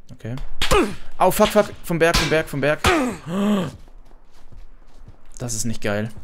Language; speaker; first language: German; native; German